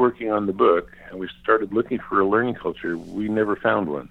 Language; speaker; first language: English; native; English